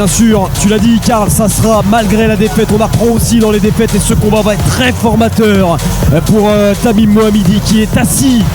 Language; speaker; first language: French; native; French